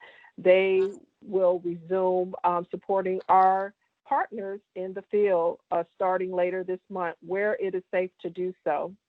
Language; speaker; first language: English; native; English